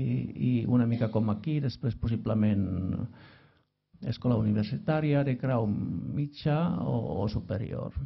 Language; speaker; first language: Catalan; non-native, fluent; Finnish